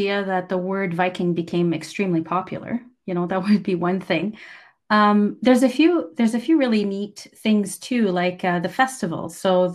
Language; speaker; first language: English; native; English